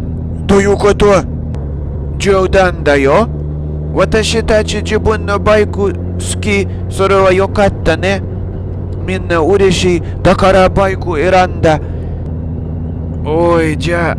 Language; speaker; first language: Japanese; non-native, learner; Russian